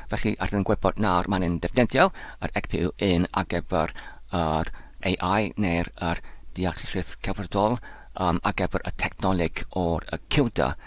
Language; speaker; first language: Welsh; non-native, learner; Polish